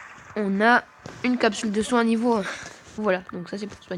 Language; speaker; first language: French; native; French